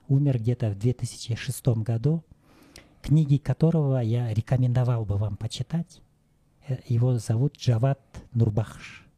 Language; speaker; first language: Russian; non-native, local second language; Kyrgyz